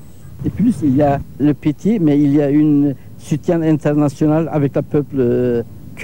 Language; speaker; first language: French; non-native, learner; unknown